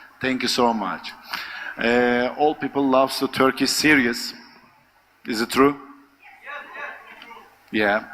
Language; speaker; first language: English; non-native, learner; Turkish